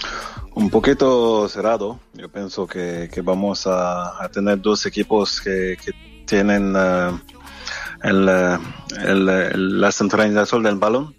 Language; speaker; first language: Spanish; non-native, fluent; French